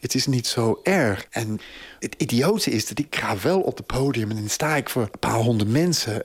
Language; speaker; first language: Dutch; non-native, fluent; English